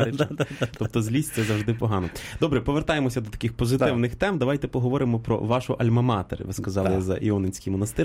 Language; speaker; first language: Ukrainian; native; Ukrainian